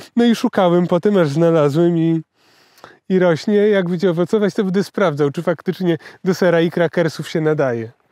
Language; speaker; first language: Polish; native; Polish